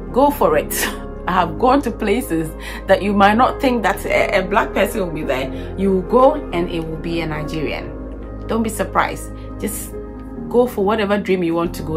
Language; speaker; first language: English; non-native, local second language; Akan